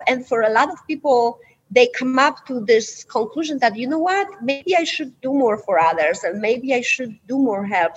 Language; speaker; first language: English; non-native, fluent; Polish